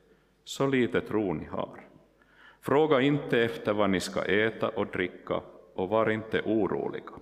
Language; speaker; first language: Swedish; non-native, local second language; Finnish